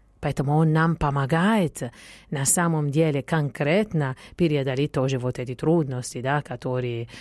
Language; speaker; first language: Russian; non-native, fluent; Italian